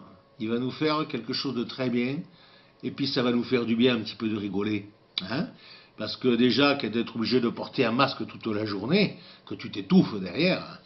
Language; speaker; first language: French; native; French